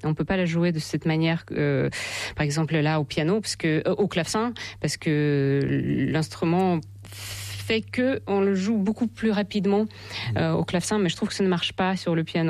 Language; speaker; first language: French; non-native, fluent; Russian